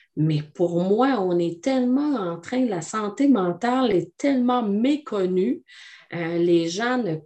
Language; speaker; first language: French; native; French